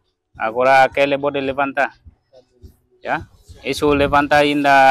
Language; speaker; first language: Portuguese; non-native, learner; Vietnamese